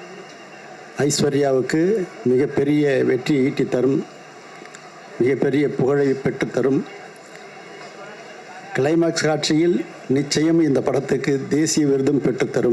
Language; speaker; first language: Tamil; native; Tamil